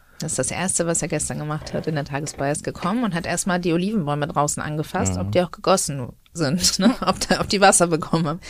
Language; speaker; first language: German; native; German